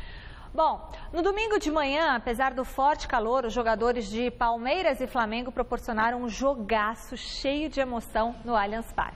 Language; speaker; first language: Portuguese; native; Portuguese